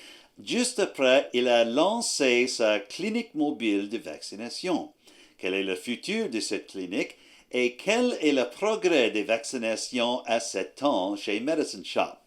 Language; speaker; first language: French; non-native, learner; English